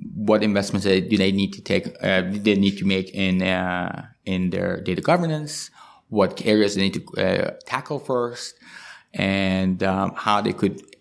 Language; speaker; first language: English; non-native, fluent; Persian